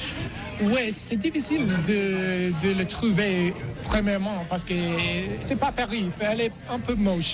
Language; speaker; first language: French; non-native, fluent; English